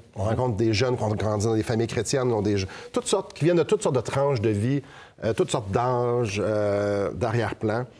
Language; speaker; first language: French; native; French